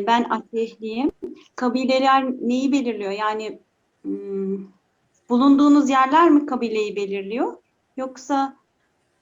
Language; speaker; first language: Turkish; native; Turkish